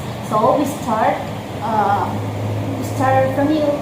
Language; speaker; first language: English; non-native, fluent; Indonesian